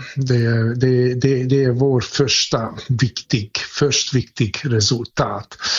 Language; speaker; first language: Swedish; non-native, fluent; Hungarian